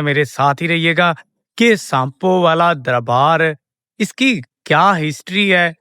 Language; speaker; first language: Urdu; non-native, local second language; Punjabi